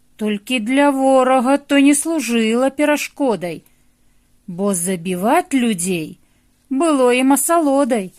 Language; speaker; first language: Belarusian; native; Belarusian